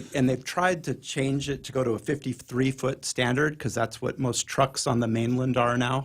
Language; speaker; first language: English; native; English